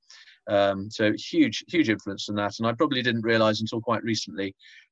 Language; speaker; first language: English; native; English